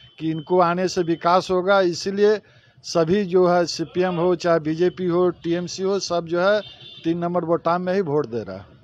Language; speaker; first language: Hindi; native; Hindi